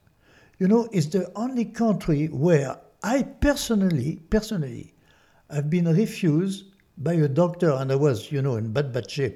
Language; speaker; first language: English; non-native, fluent; French